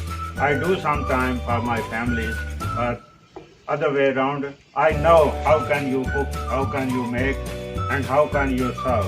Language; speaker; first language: English; non-native, learner; Punjabi